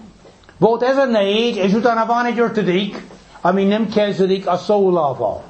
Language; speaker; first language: Hungarian; non-native, fluent; English